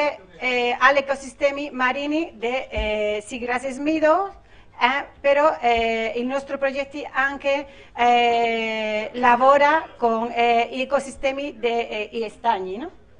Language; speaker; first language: Italian; non-native, learner; Spanish